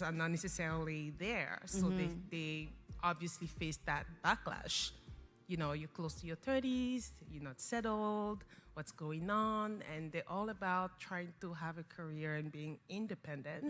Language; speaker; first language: English; non-native, local second language; French